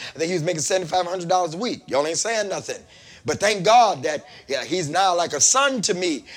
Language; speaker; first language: English; native; English